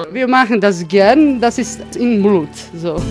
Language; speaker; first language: German; non-native, learner; Croatian